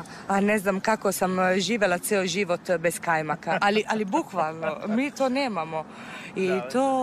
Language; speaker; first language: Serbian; non-native, fluent; Italian